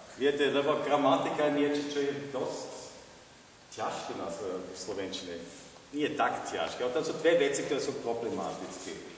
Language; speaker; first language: Slovak; non-native, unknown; German